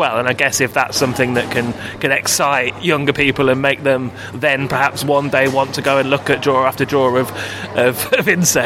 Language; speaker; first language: English; native; English